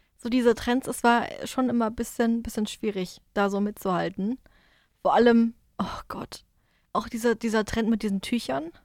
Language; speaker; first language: German; native; German